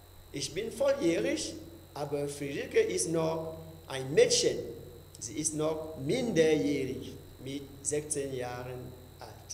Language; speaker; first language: German; non-native, fluent; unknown